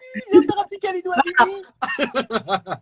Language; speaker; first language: French; native; French